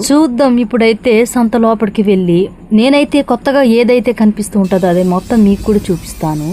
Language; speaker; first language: Telugu; non-native, local second language; Koya